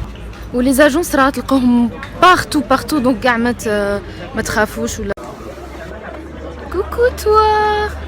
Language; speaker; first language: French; non-native, local second language; Arabic